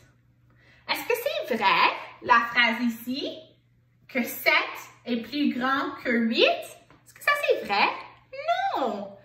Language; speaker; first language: French; non-native, local second language; English